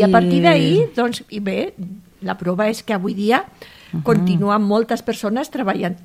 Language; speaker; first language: Catalan; native; Catalan